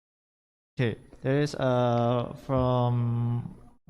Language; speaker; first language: English; non-native, learner; Indonesian